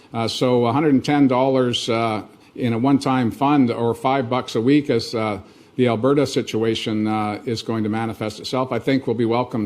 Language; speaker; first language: English; native; English